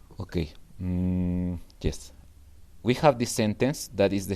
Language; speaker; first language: English; non-native, fluent; Spanish